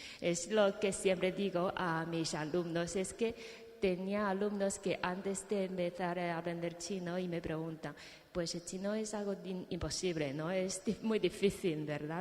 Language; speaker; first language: Spanish; non-native, fluent; Chinese